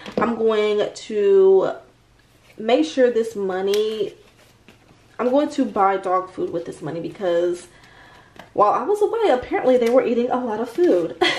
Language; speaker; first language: English; native; English